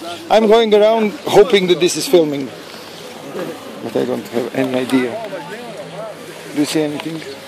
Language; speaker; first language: English; non-native, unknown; Croatian